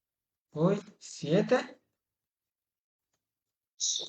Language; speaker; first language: Italian; non-native, fluent; Bangla